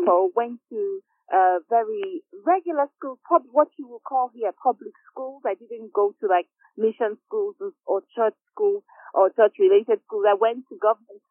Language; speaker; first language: English; non-native, local second language; Igbo